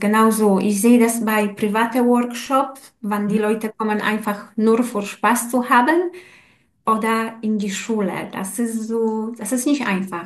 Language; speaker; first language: German; non-native, learner; Polish